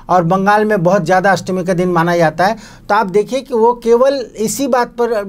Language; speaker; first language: Hindi; non-native, local second language; Bangla